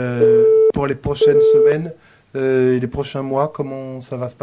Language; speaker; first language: French; native; French